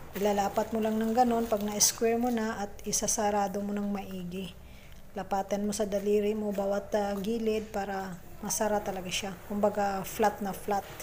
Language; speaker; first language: Filipino; non-native, local second language; Cebuano